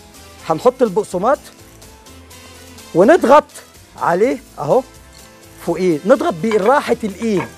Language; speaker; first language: Arabic; native; Arabic